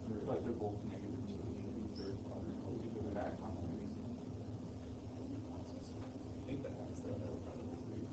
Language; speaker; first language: English; native; English